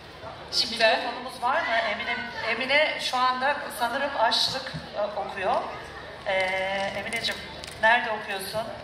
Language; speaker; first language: Turkish; native; Turkish